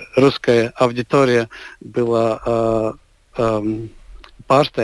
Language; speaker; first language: Russian; non-native, local second language; Latvian